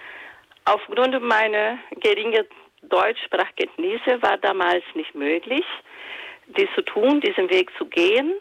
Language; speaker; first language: German; non-native, fluent; Portuguese